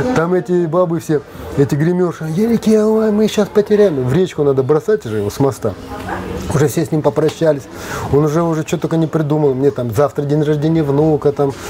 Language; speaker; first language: Russian; non-native, local second language; Kazakh